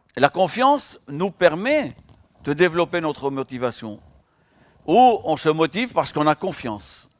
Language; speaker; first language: French; non-native, local second language; Arabic